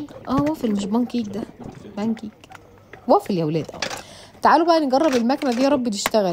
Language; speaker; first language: Arabic; native; Arabic